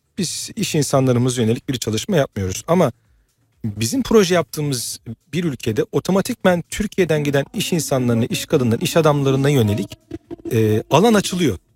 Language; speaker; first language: Turkish; native; Turkish